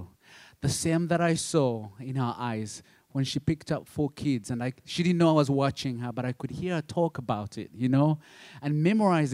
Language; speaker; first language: English; non-native, local second language; Kinyarwanda